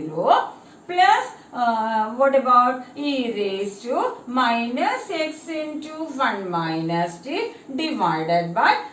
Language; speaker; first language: English; non-native, local second language; Malayalam